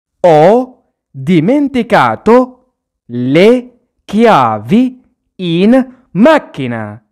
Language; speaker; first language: Italian; non-native, fluent; Arabic